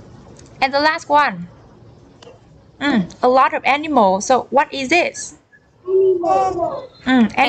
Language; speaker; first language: English; non-native, learner; Vietnamese